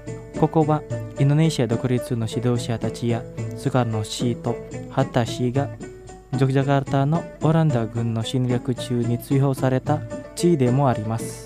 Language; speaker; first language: Japanese; non-native, fluent; Indonesian